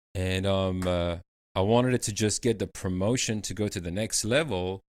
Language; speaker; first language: English; non-native, fluent; Persian